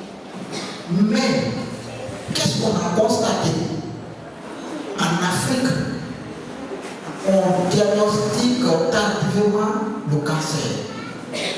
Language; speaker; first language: French; non-native, local second language; Wolof